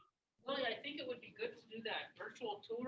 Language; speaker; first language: English; native; English